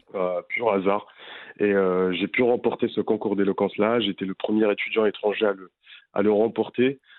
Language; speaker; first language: French; non-native, local second language; Arabic